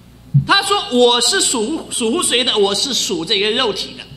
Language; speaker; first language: Chinese; native; Chinese